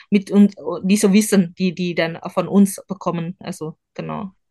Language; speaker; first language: German; non-native, learner; Indonesian